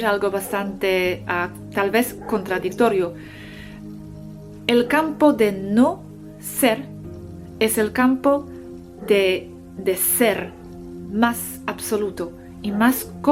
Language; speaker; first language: Spanish; non-native, fluent; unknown